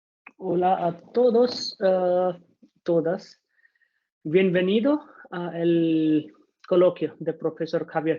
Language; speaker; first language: Spanish; non-native, fluent; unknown